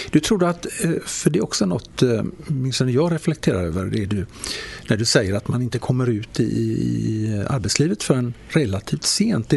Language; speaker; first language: Swedish; native; Swedish